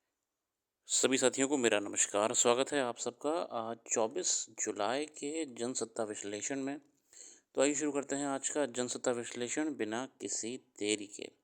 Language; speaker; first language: Hindi; native; Hindi